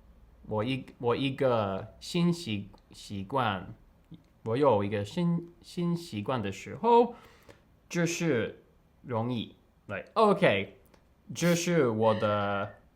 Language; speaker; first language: Chinese; non-native, learner; English